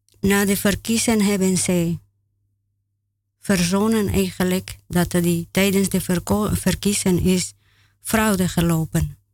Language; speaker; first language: Dutch; non-native, learner; Spanish